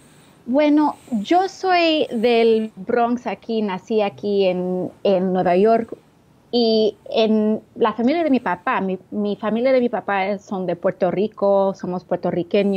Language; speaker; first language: Spanish; early bilingual, heritage; Spanish